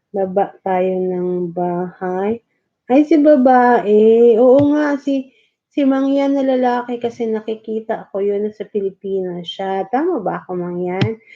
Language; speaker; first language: Filipino; non-native, local second language; Cebuano